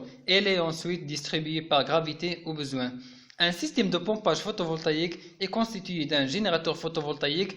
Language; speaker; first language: French; non-native, local second language; Arabic